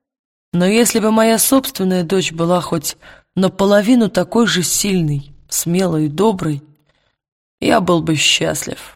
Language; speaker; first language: Russian; native; Russian